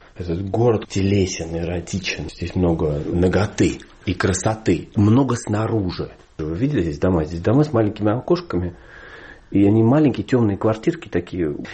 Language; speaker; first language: Russian; native; Russian